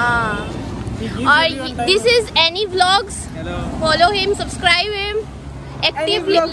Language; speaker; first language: Hindi; non-native, local second language; Bangla